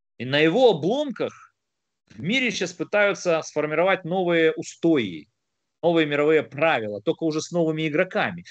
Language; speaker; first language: Russian; native; Russian